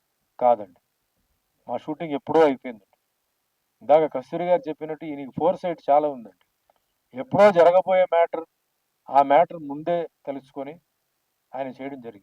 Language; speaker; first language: Telugu; native; Telugu